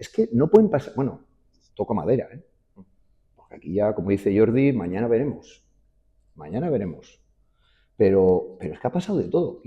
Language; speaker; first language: Spanish; native; Spanish